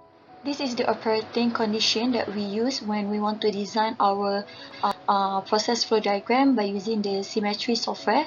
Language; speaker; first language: English; non-native, local second language; Malay